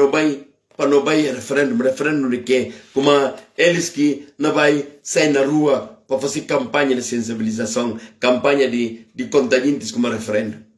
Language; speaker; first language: Portuguese; non-native, local second language; Upper Guinea Crioulo